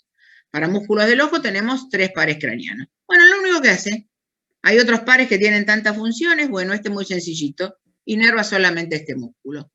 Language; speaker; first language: Spanish; native; Spanish